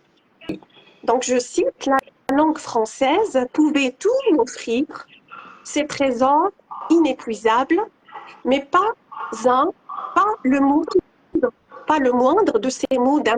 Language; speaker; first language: French; non-native, local second language; Arabic